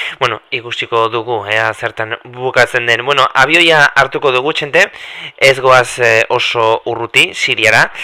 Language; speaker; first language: Basque; native; Basque